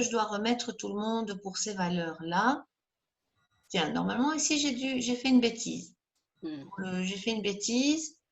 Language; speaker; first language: French; native; French